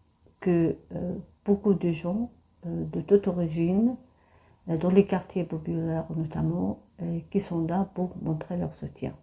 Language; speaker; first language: French; non-native, fluent; Arabic